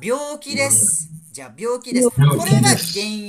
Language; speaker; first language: Japanese; non-native, fluent; Malay